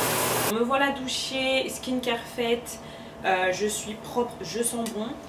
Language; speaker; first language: French; native; French